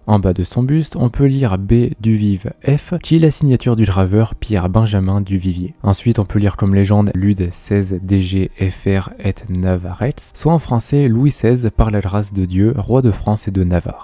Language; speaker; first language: French; native; French